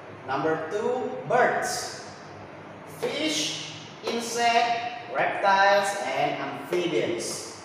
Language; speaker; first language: English; non-native, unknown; Indonesian